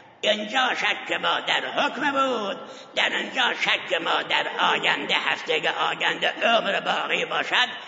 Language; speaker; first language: Persian; non-native, local second language; Azerbaijani